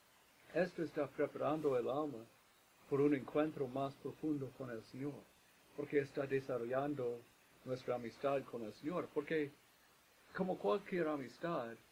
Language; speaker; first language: Spanish; non-native, fluent; English